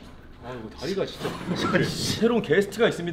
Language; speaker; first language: Korean; native; Korean